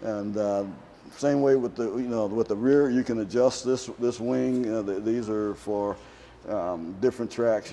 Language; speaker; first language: English; native; English